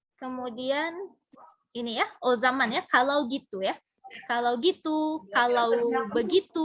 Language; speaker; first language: Indonesian; non-native, fluent; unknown